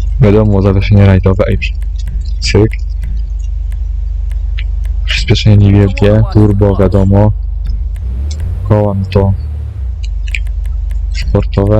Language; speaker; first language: Polish; native; Polish